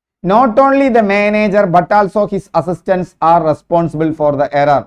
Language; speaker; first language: English; non-native, local second language; Malayalam